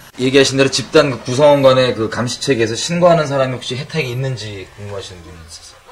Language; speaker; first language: Korean; native; Korean